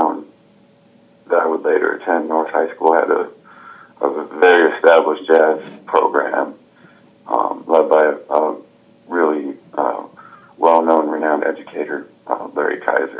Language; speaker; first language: English; native; English